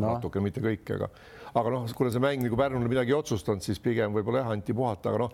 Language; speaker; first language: Estonian; native; Estonian